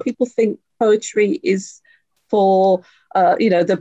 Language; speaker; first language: English; native; English